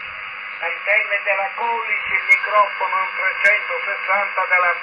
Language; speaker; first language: Italian; native; Italian